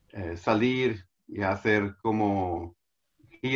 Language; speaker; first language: Spanish; non-native, fluent; Swedish